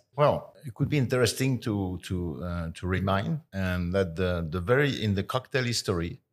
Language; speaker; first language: English; non-native, fluent; French